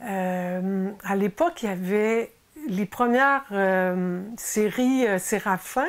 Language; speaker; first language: French; native; French